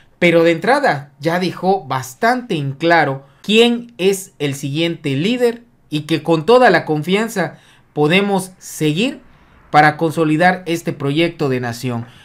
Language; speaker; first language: Spanish; native; Spanish